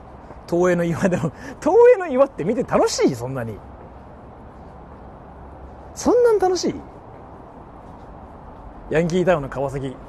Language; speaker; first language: Japanese; native; Japanese